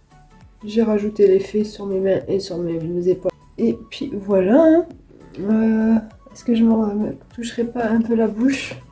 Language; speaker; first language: French; native; French